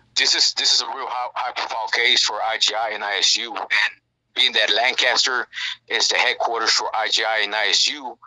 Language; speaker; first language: English; native; English